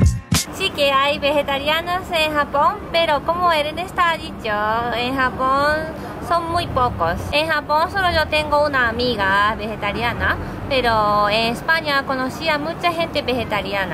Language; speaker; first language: Spanish; non-native, learner; Japanese